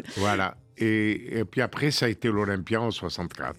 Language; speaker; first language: French; native; French